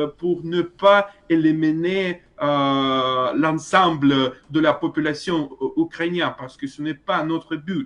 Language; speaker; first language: French; non-native, fluent; Russian